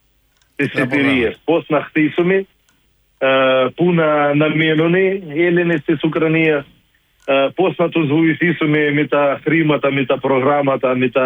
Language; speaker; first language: Greek; non-native, learner; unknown